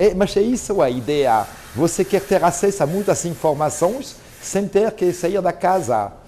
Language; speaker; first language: Portuguese; non-native, fluent; French